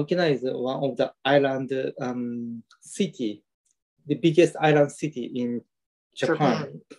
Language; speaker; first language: English; non-native, learner; Japanese